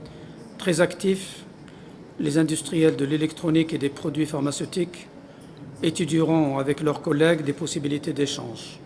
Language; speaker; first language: French; non-native, local second language; Arabic